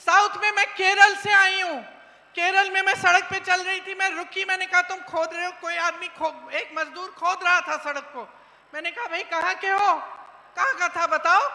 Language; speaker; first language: Hindi; native; Hindi